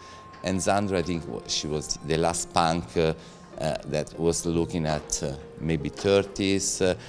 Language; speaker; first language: English; non-native, fluent; Italian